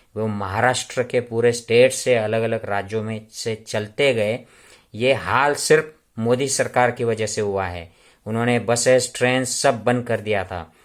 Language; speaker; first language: Hindi; non-native, local second language; Marathi